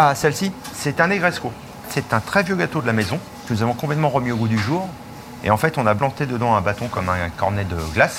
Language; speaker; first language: French; native; French